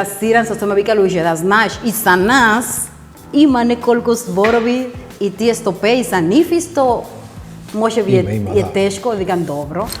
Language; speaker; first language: Macedonian; non-native, learner; Spanish